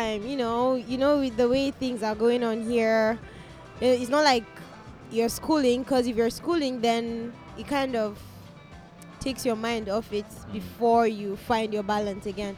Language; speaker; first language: English; non-native, local second language; Hausa